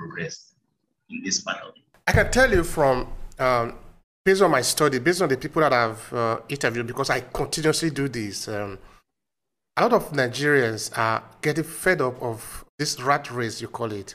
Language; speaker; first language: English; non-native, local second language; Esan